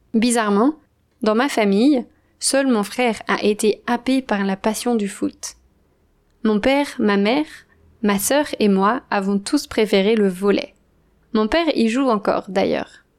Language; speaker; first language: French; native; French